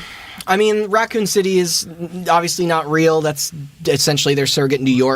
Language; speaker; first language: English; native; English